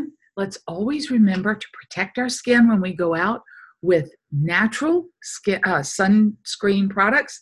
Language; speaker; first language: English; native; English